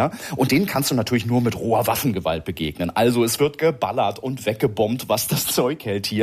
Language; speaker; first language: German; native; German